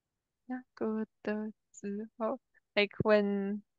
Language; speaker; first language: Chinese; non-native, learner; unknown